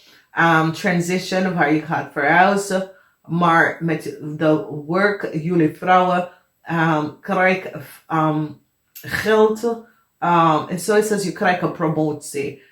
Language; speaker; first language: Dutch; non-native, fluent; English